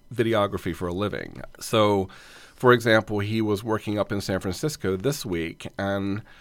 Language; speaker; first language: English; native; English